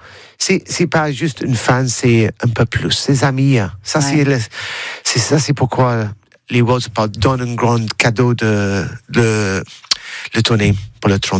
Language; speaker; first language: French; non-native, learner; English